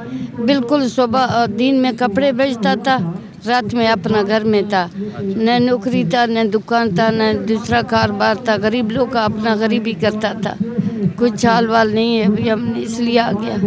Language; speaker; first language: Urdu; non-native, local second language; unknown